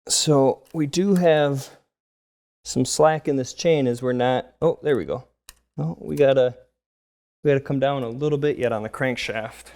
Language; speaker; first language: English; native; English